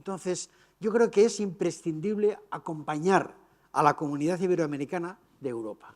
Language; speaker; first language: Spanish; native; Spanish